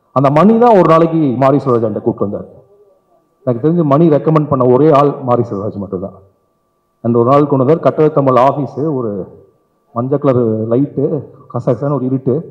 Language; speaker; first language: Tamil; native; Tamil